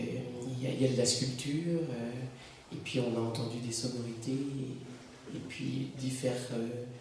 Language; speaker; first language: French; native; French